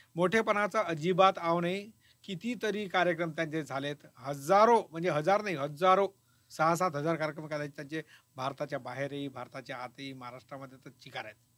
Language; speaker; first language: Marathi; native; Marathi